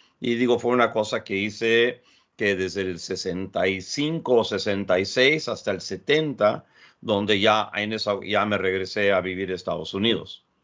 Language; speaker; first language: Spanish; early bilingual, other home language; English